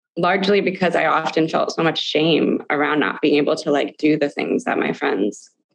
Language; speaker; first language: English; native; English